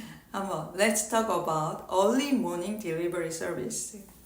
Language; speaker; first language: English; non-native, learner; Korean